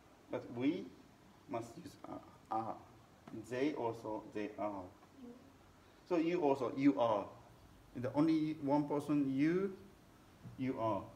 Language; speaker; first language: English; non-native, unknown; Japanese